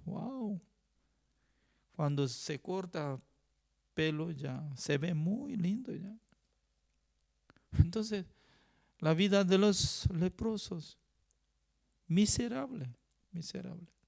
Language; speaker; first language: Spanish; non-native, fluent; Korean